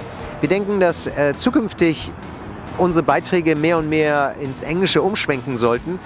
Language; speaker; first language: German; native; German